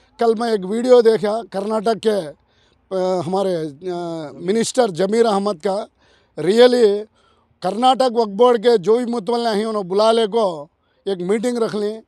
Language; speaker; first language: Hindi; non-native, local second language; Urdu